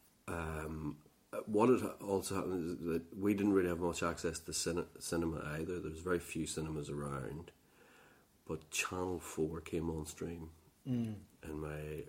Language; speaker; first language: English; native; English